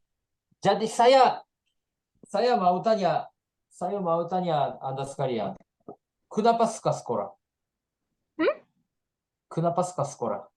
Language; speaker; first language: Indonesian; non-native, learner; Japanese